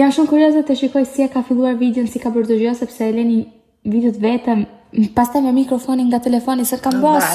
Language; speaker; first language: Albanian; early bilingual, heritage; Albanian